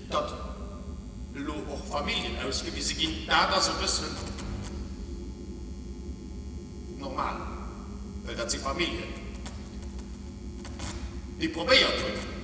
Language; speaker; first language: German; non-native, local second language; Luxembourgish